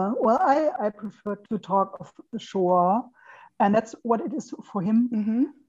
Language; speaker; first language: English; non-native, fluent; German